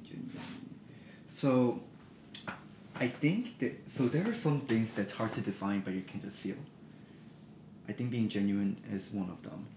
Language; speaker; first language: English; early bilingual, other home language; Korean